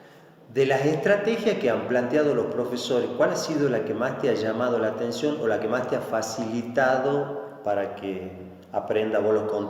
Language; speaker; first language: Spanish; native; Spanish